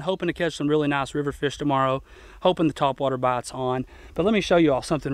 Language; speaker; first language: English; native; English